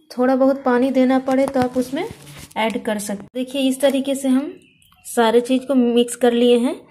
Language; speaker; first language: Hindi; native; Hindi